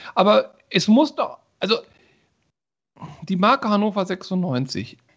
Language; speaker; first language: German; native; German